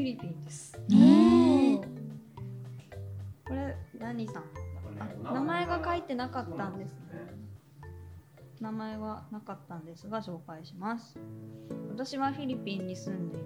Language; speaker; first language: Japanese; native; Japanese